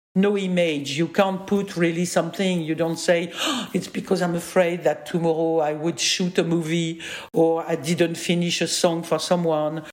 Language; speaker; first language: English; non-native, fluent; French